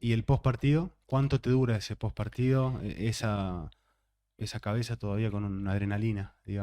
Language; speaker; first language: Spanish; native; Spanish